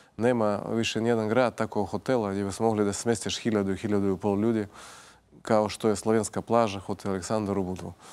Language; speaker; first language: Croatian; non-native, fluent; Russian